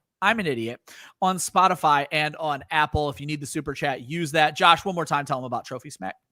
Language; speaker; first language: English; native; English